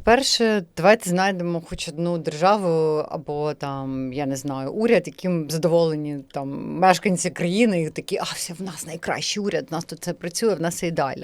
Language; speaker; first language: Ukrainian; native; Ukrainian